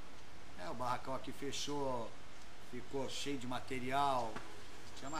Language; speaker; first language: Portuguese; native; Portuguese